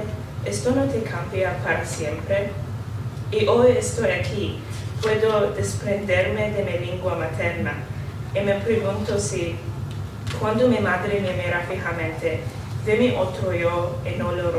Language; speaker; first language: Spanish; non-native, learner; Arabic